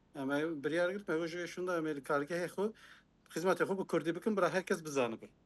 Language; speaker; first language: Kurdish; non-native, local second language; Turkish